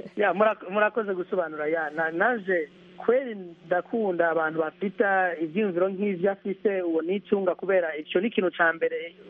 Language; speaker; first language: Rundi; early bilingual, heritage; Rundi